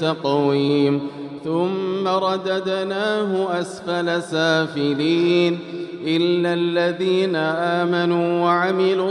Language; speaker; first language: Arabic; native; Arabic